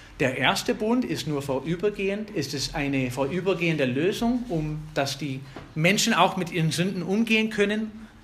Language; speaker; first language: German; non-native, fluent; English